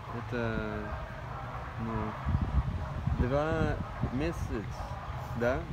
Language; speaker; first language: Russian; non-native, learner; Norwegian